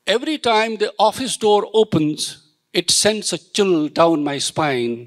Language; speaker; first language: Hindi; native; Hindi